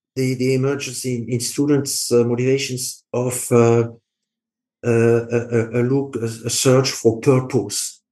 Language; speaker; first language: English; non-native, fluent; French